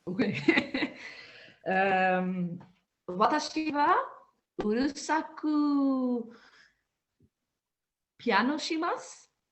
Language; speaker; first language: Japanese; non-native, learner; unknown